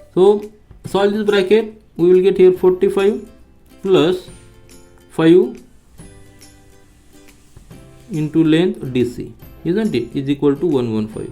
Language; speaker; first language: English; non-native, local second language; Marathi